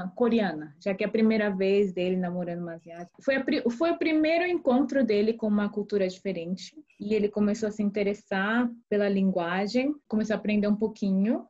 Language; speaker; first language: Portuguese; early bilingual, other home language; Korean